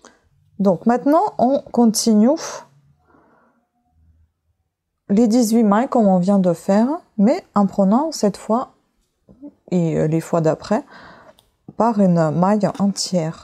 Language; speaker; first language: French; native; French